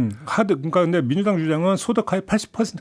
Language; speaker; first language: Korean; native; Korean